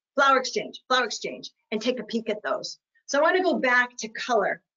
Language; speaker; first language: English; native; English